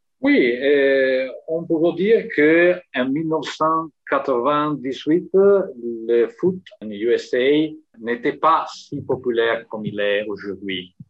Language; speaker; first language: French; non-native, fluent; Italian